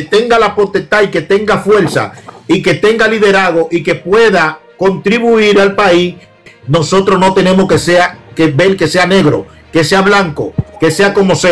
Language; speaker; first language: Spanish; native; Spanish